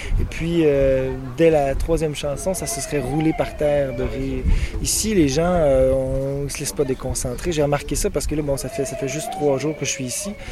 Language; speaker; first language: French; native; French